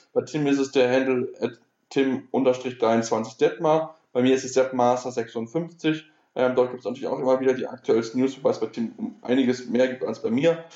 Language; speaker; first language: German; native; German